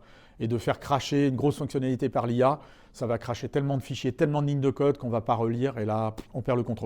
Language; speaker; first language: French; native; French